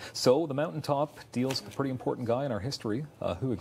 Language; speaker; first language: English; native; English